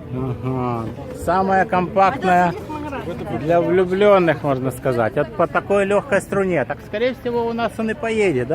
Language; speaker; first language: Russian; native; Russian